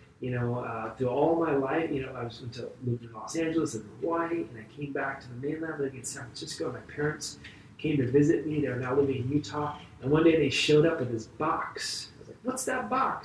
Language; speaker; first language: English; native; English